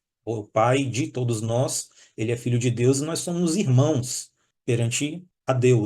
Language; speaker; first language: Portuguese; native; Portuguese